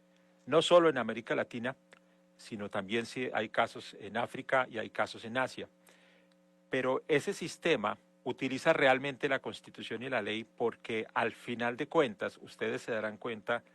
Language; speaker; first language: Spanish; native; Spanish